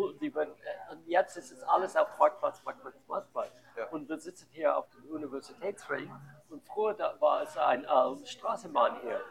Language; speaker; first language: German; non-native, learner; English